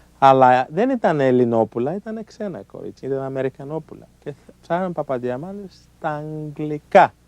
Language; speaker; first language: Greek; native; Greek